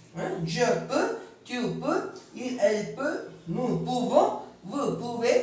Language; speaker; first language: French; non-native, fluent; Tamil